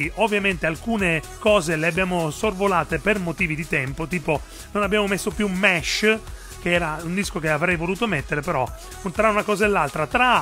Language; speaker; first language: Italian; native; Italian